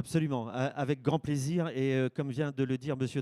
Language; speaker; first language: French; native; French